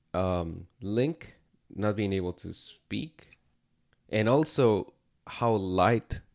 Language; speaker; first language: English; non-native, fluent; Spanish